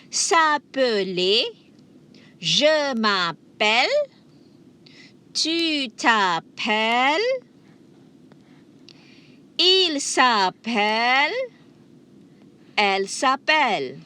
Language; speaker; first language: French; non-native, fluent; Malay